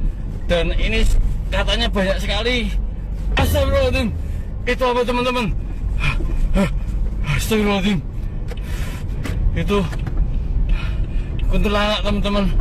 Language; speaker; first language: Indonesian; native; Indonesian